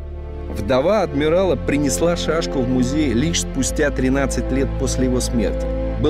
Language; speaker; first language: Russian; native; Russian